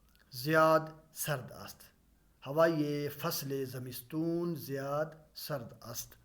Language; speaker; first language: Persian; non-native, fluent; Urdu